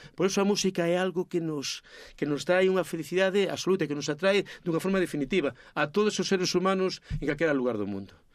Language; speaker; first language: Galician; native; Galician